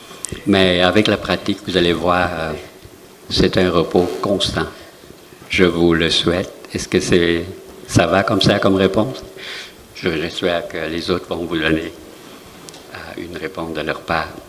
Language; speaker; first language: French; non-native, fluent; Vietnamese